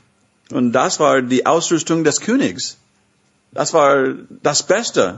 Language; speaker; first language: German; non-native, fluent; English